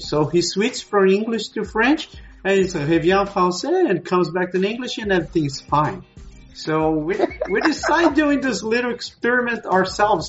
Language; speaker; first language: English; non-native, fluent; Portuguese